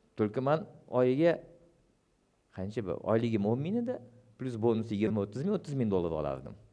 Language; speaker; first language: Uzbek; non-native, local second language; Russian